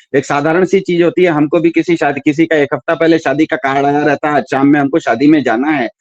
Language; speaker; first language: Hindi; non-native, local second language; Kannada